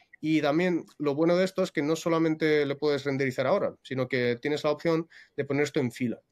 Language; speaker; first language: Spanish; non-native, fluent; Russian